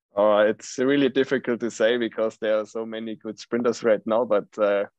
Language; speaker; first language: English; non-native, fluent; German